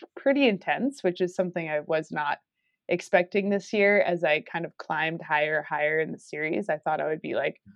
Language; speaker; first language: English; native; English